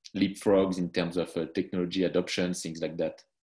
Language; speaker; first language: English; non-native, fluent; French